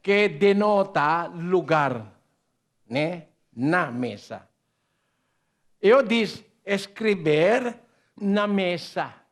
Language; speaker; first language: Portuguese; non-native, learner; Filipino